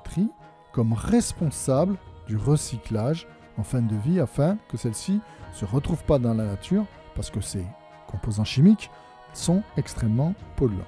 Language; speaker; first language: French; native; French